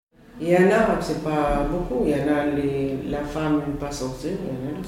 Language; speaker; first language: French; non-native, learner; Arabic